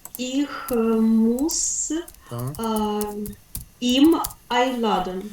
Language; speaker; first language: German; non-native, learner; Ukrainian